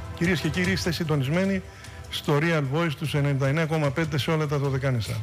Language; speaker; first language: Greek; native; Greek